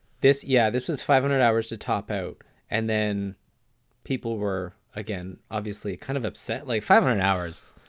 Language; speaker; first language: English; native; English